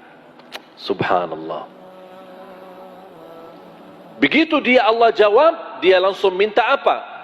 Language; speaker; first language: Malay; non-native, fluent; Arabic